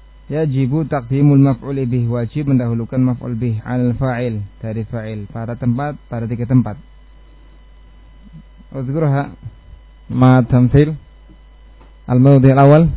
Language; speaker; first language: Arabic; non-native, fluent; Indonesian